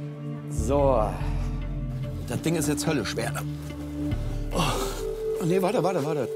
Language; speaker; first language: German; native; German